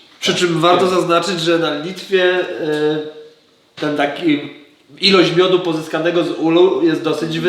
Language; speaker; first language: Polish; native; Polish